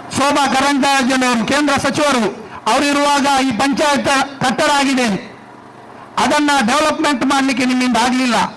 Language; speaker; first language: Kannada; non-native, local second language; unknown